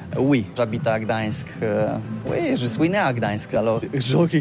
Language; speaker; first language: French; non-native, learner; Polish